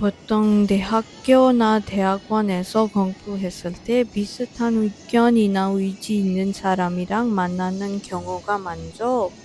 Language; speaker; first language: Korean; non-native, fluent; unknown